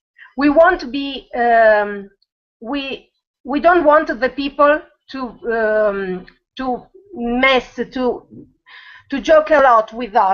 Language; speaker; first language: English; non-native, learner; Italian